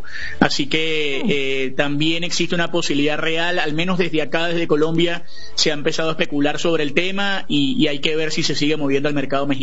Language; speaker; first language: Spanish; native; Spanish